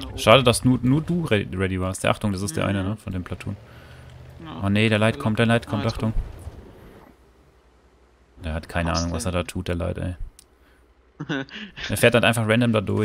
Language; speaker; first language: German; native; German